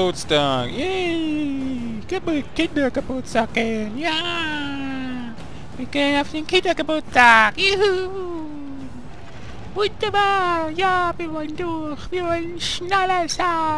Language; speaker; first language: German; native; German